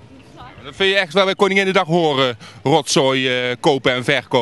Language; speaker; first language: Dutch; native; Dutch